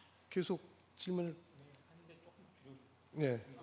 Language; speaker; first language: Korean; native; Korean